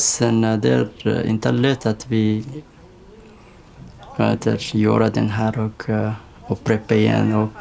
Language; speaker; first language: Swedish; non-native, learner; Persian